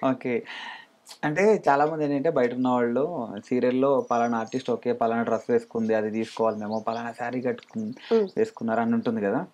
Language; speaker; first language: Telugu; native; Telugu